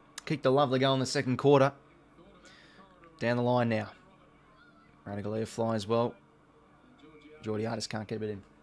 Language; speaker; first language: English; native; English